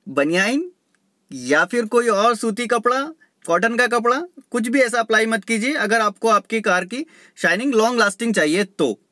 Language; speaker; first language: Hindi; native; Hindi